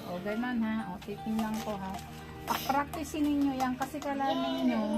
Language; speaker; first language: Filipino; native; Filipino